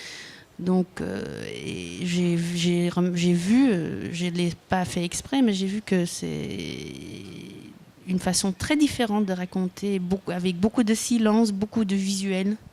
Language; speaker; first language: French; non-native, local second language; Dutch